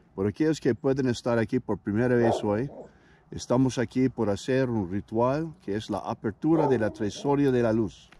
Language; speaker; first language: Spanish; non-native, learner; English